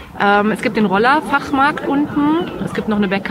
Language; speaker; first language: German; native; German